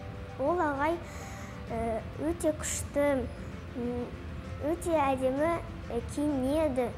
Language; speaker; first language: Kazakh; non-native, local second language; Russian